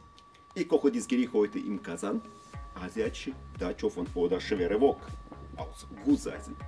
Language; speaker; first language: German; non-native, learner; Russian